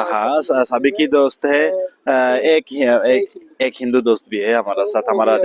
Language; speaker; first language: Hindi; non-native, learner; Bangla